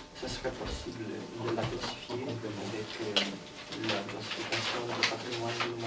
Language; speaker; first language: French; non-native, fluent; Portuguese